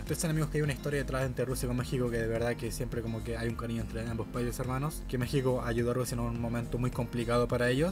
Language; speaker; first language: Spanish; native; Spanish